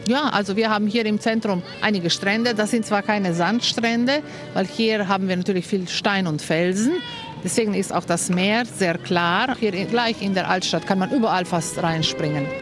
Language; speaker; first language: German; non-native, fluent; Slovenian